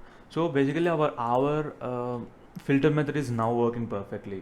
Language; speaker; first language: English; non-native, local second language; Telugu